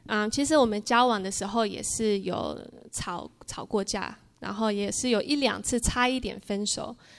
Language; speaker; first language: Chinese; early bilingual, heritage; Chinese